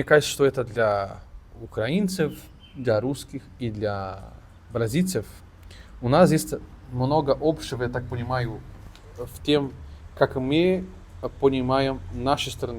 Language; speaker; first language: Russian; non-native, fluent; Portuguese